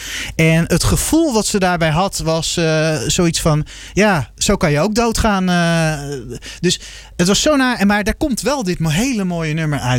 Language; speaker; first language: Dutch; native; Dutch